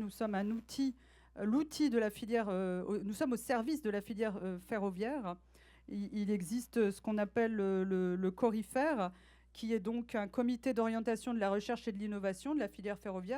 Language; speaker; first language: French; native; French